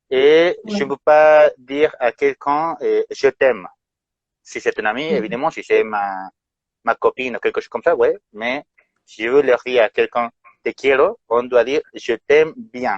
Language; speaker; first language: French; non-native, fluent; Spanish